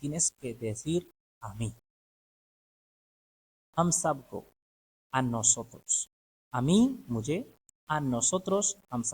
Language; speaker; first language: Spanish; non-native, fluent; Urdu